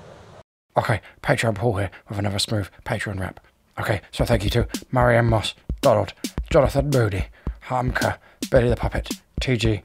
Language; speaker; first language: English; native; English